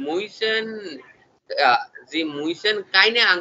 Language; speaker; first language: German; non-native, learner; Bangla